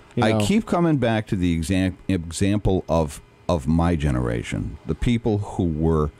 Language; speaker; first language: English; native; English